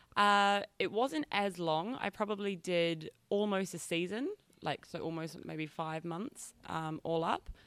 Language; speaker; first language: English; native; English